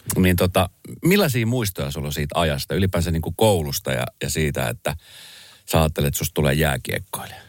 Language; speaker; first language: Finnish; early bilingual, other home language; Spanish